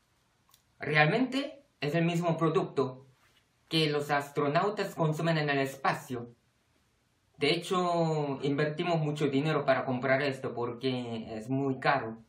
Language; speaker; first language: Spanish; non-native, fluent; Korean